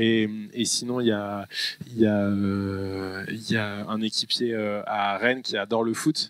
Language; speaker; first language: French; native; French